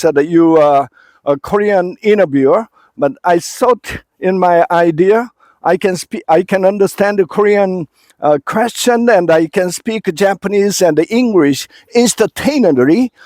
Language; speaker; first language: English; non-native, fluent; Korean